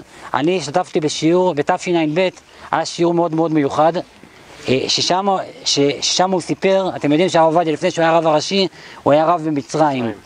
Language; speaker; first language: Hebrew; native; Hebrew